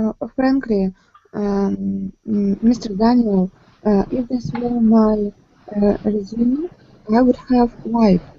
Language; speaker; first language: English; non-native, learner; Ukrainian